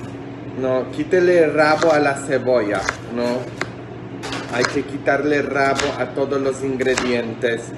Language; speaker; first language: Spanish; non-native, fluent; English